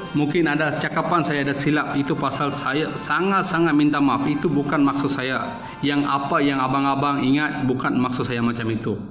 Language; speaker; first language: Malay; non-native, learner; Bangla